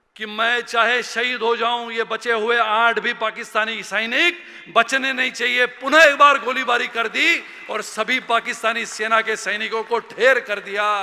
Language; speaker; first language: Hindi; non-native, local second language; Marathi